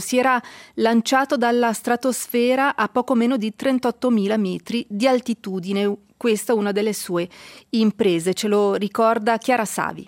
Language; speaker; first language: Italian; native; Italian